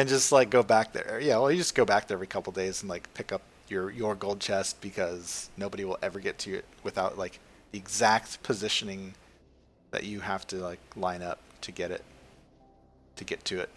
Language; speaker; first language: English; native; English